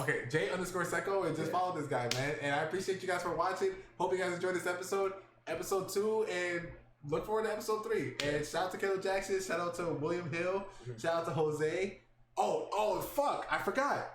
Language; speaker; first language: English; native; English